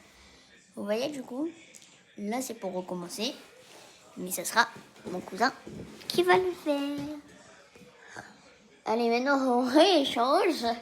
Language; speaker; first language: French; native; French